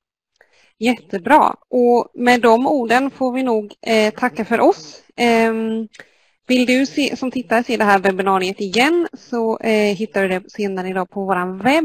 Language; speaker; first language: Swedish; native; Swedish